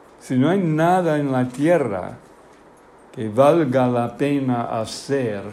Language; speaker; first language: Spanish; non-native, fluent; English